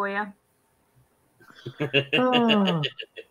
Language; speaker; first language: English; native; English